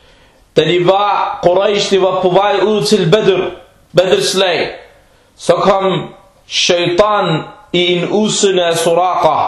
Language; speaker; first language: Danish; non-native, fluent; Arabic